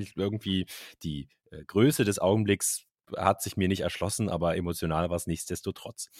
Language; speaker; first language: German; native; German